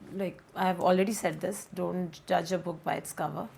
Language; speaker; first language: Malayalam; early bilingual, heritage; Malayalam